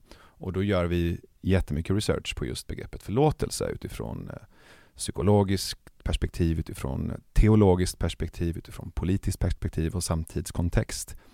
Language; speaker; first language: Swedish; early bilingual, other home language; Persian